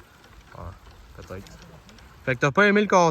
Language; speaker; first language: French; native; French